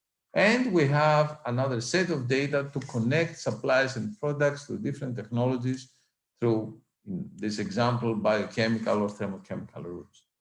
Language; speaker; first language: English; non-native, fluent; Greek